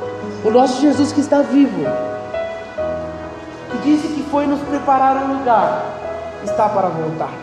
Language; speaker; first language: Portuguese; native; Portuguese